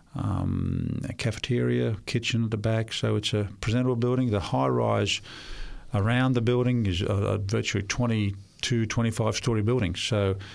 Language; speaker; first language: English; non-native, local second language; Russian